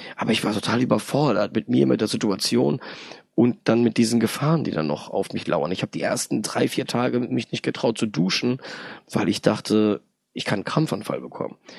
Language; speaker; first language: German; early bilingual, other home language; Polish